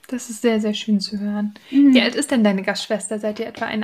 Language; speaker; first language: German; native; German